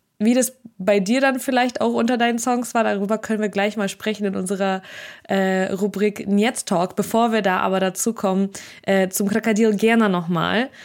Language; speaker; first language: German; early bilingual, other home language; Russian